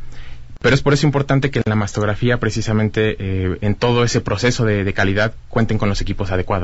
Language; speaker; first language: Spanish; native; Spanish